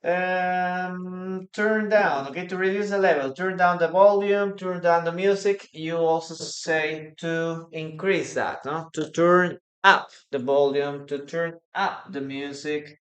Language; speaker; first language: English; non-native, fluent; Spanish